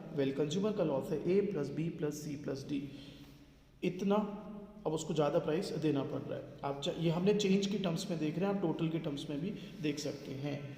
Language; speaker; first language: Hindi; native; Hindi